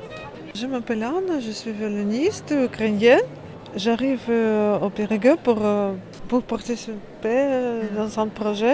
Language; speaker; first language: French; non-native, learner; Ukrainian